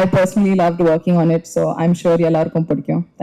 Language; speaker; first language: Tamil; non-native, learner; English